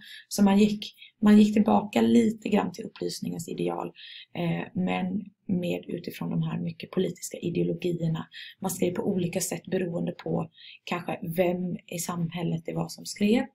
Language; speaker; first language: Swedish; native; Swedish